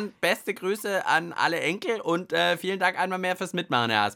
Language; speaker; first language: German; native; German